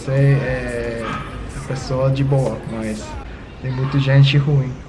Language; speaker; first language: Portuguese; non-native, learner; English